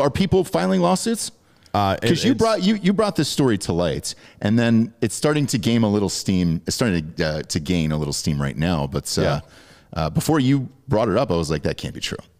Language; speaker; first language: English; native; English